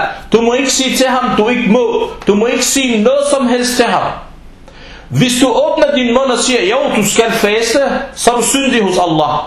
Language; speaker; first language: Danish; non-native, fluent; Arabic